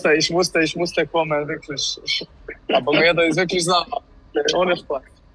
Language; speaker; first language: German; non-native, fluent; Serbian